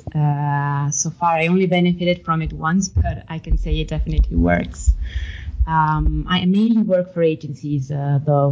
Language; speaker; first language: English; non-native, fluent; Italian